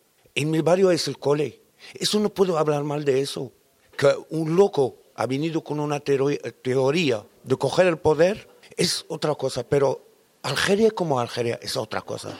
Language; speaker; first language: Spanish; non-native, fluent; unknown